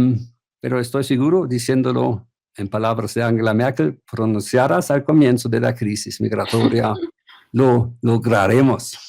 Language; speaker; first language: Spanish; non-native, fluent; German